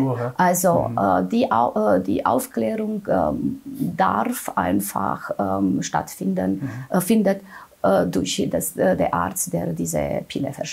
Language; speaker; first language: German; non-native, fluent; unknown